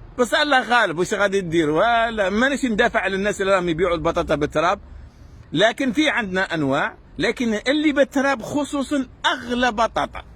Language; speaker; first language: Arabic; native; Arabic